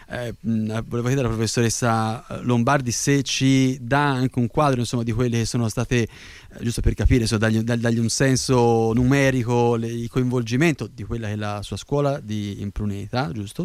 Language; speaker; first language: Italian; native; Italian